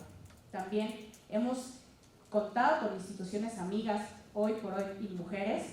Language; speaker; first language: Spanish; native; Spanish